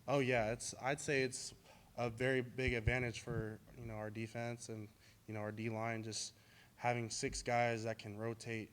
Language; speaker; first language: English; native; English